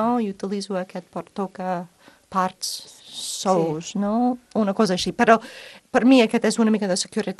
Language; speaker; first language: Catalan; non-native, fluent; English